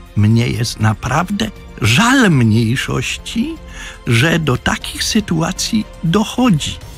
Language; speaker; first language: Polish; native; Polish